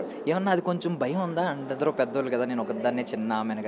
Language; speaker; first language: Telugu; native; Telugu